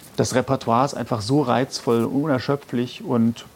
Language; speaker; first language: German; native; German